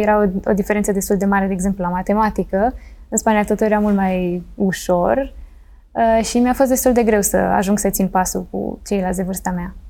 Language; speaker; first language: Romanian; early bilingual, heritage; Romanian